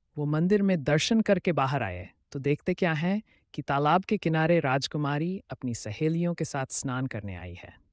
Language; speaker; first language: Hindi; native; Hindi